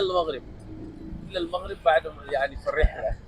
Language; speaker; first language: Arabic; non-native, fluent; Tamasheq